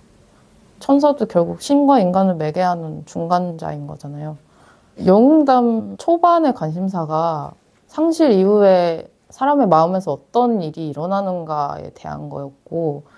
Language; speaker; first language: Korean; native; Korean